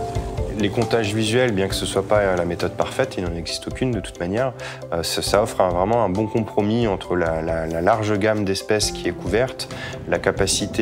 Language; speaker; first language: French; native; French